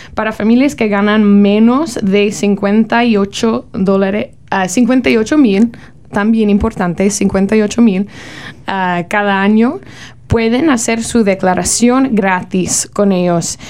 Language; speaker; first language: Spanish; non-native, learner; English